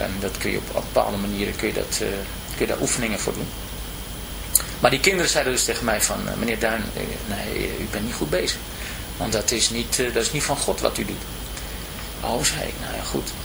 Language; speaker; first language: Dutch; native; Dutch